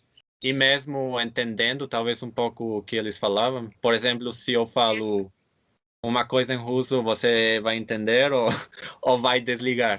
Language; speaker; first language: Portuguese; non-native, fluent; English